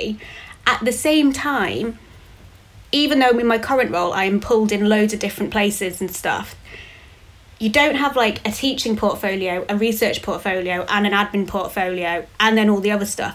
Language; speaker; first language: English; native; English